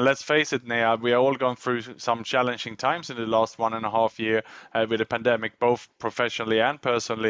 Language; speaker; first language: English; non-native, fluent; Swedish